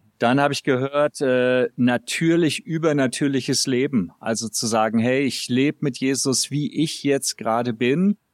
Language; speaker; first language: German; native; German